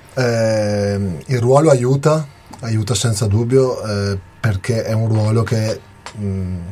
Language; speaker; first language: Italian; native; Italian